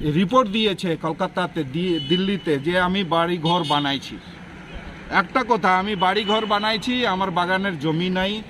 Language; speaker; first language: Bangla; non-native, local second language; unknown